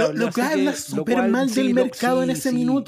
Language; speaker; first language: Spanish; native; Spanish